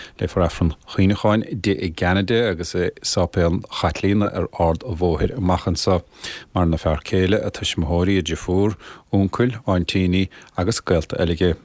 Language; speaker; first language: Irish; native; Irish